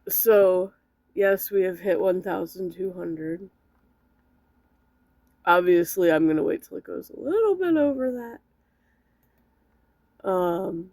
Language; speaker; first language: English; native; English